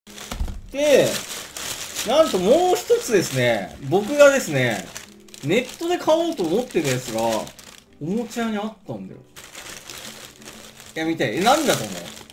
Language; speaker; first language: Japanese; native; Japanese